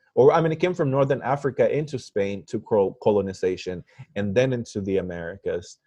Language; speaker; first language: English; non-native, fluent; Spanish